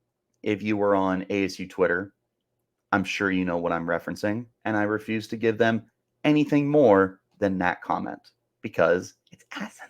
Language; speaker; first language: English; native; English